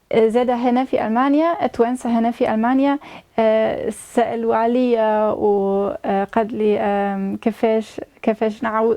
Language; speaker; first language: Arabic; non-native, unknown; German